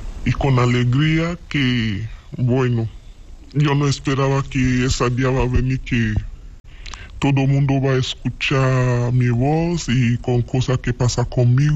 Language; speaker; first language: Spanish; non-native, learner; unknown